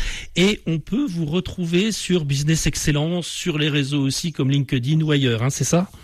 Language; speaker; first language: French; native; French